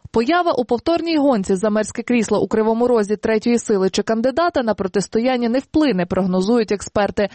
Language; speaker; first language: Ukrainian; native; Ukrainian